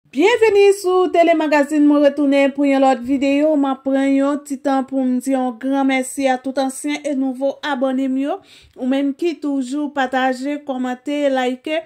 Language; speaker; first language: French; non-native, local second language; Haitian Creole